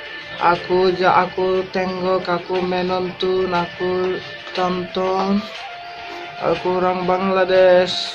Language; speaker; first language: Indonesian; non-native, learner; Bangla